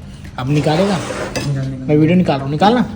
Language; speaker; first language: Hindi; native; Hindi